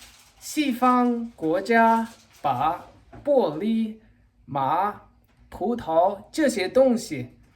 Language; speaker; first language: Chinese; non-native, learner; English